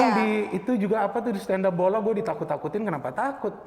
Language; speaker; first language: Indonesian; native; Indonesian